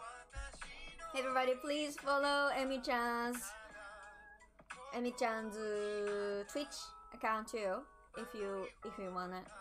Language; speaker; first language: English; non-native, learner; Japanese